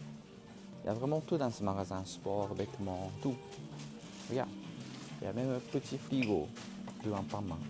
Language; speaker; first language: French; non-native, learner; Japanese